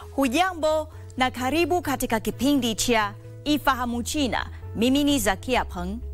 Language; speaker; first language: Swahili; non-native, fluent; Chinese